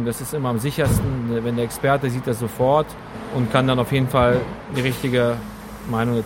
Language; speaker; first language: German; native; German